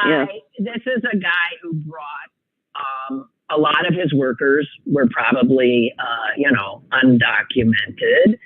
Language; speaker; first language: English; native; English